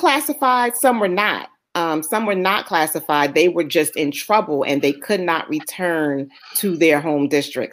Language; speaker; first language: English; native; English